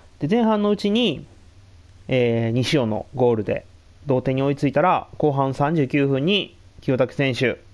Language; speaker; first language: Japanese; native; Japanese